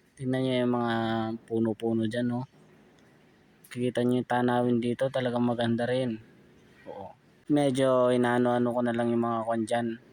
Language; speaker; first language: Filipino; non-native, local second language; Pampanga